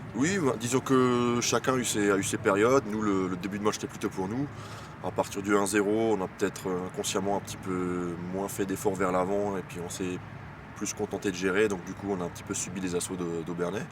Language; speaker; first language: French; native; French